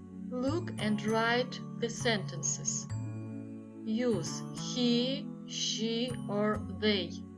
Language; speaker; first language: English; non-native, fluent; Ukrainian